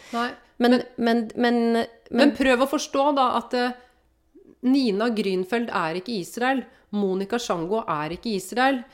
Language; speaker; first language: Norwegian; native; Norwegian